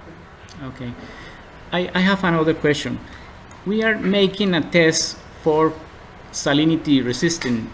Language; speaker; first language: English; non-native, learner; Spanish